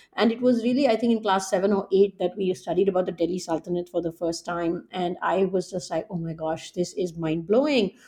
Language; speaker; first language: English; non-native, local second language; Hindi